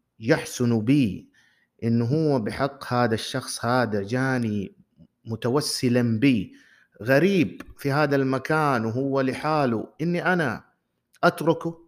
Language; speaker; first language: Arabic; native; Arabic